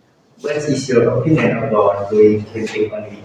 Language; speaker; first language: English; non-native, learner; Indonesian